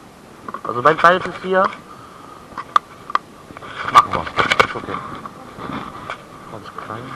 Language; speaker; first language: German; native; German